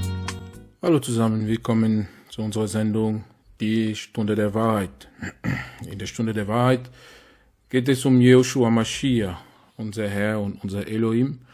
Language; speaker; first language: German; non-native, fluent; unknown